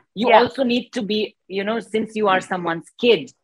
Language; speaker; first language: English; non-native, local second language; Nepali